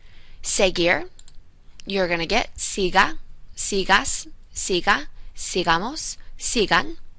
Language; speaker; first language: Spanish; non-native, fluent; English